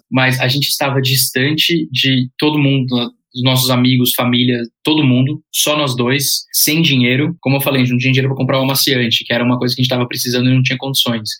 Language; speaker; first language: Portuguese; early bilingual, heritage; Portuguese